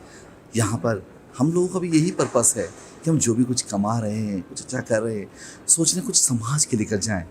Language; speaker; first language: Hindi; native; Hindi